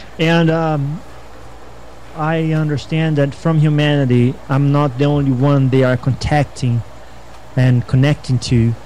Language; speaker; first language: English; non-native, fluent; Portuguese